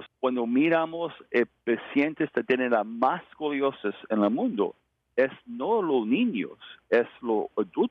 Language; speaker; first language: Spanish; non-native, learner; English